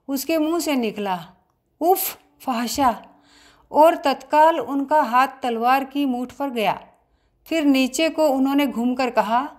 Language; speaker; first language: Hindi; native; Hindi